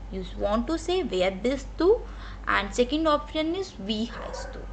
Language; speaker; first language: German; non-native, fluent; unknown